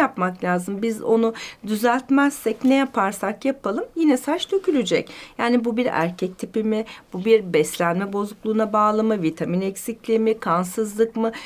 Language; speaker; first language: Turkish; native; Turkish